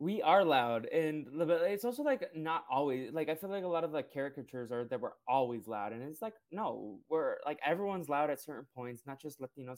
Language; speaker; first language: English; early bilingual, other home language; Portuguese